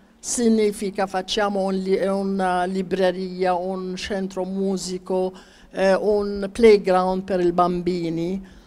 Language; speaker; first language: Italian; non-native, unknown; Arabic